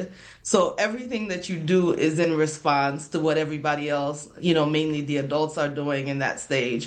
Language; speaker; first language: English; non-native, local second language; Krio